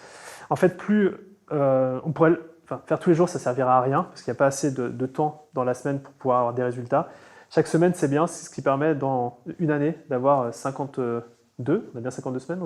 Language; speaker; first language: French; native; French